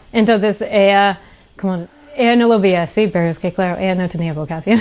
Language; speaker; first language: Spanish; non-native, fluent; English